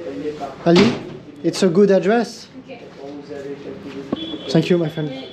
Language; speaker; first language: English; non-native, fluent; French